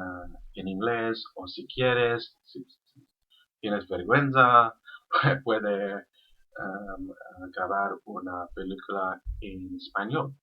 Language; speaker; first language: Spanish; non-native, learner; English